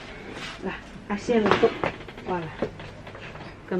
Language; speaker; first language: French; non-native, learner; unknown